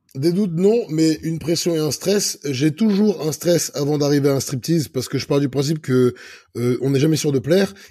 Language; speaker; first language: French; native; French